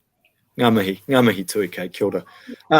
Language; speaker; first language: Māori; non-native, local second language; English